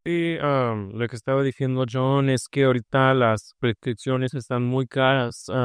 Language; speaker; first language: Spanish; early bilingual, heritage; Spanish